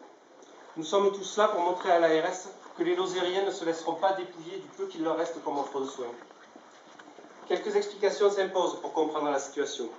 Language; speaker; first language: French; native; French